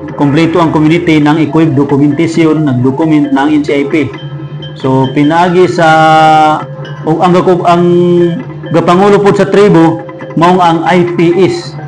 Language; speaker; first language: Cebuano; non-native, local second language; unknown